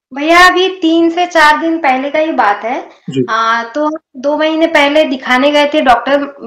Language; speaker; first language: Hindi; non-native, local second language; Odia